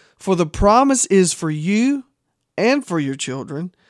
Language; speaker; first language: English; native; English